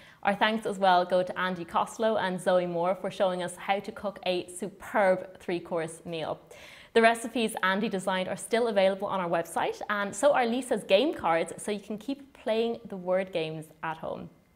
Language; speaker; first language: English; early bilingual, other home language; German